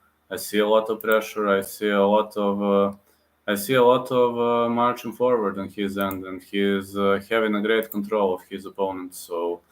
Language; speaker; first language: English; non-native, fluent; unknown